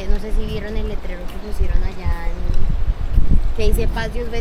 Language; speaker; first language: Spanish; native; Spanish